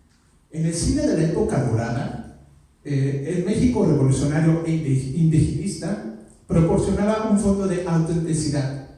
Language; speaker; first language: Spanish; native; Spanish